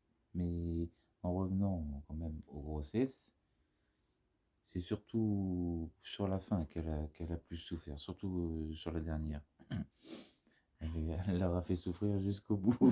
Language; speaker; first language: French; native; French